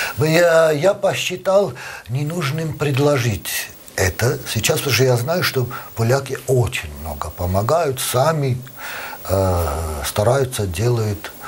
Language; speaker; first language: Russian; non-native, local second language; Armenian